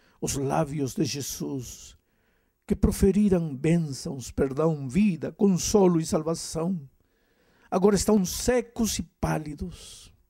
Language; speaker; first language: Portuguese; non-native, fluent; Spanish